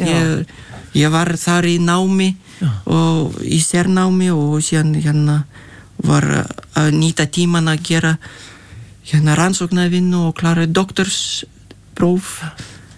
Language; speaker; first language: Icelandic; non-native, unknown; Lithuanian